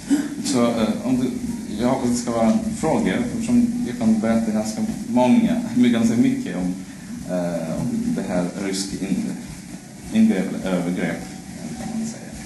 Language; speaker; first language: Swedish; non-native, fluent; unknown